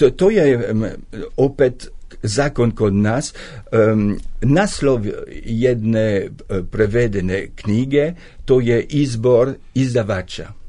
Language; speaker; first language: Serbian; non-native, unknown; French